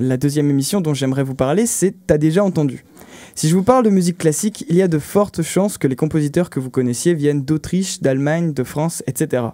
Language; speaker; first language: French; native; French